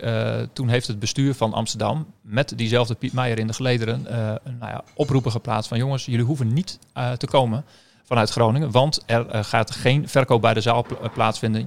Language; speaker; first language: Dutch; native; Dutch